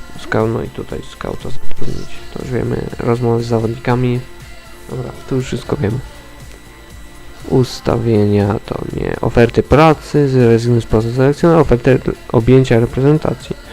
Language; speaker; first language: Polish; native; Polish